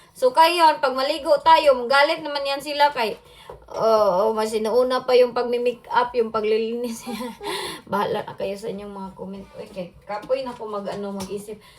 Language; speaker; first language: Filipino; non-native, local second language; Cebuano